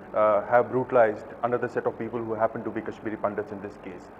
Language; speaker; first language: English; non-native, local second language; Kashmiri